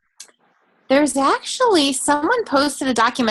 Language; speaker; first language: English; native; English